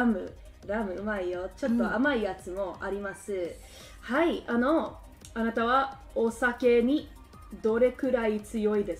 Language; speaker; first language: Japanese; non-native, learner; English